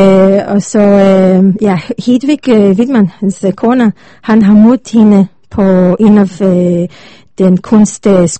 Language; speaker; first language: Danish; non-native, learner; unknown